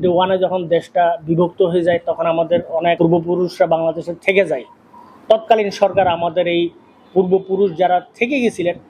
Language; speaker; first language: Bangla; non-native, local second language; Urdu